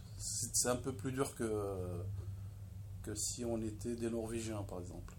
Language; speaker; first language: French; non-native, local second language; Arabic